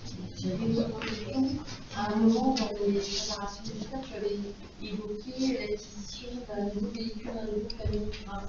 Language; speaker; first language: French; native; French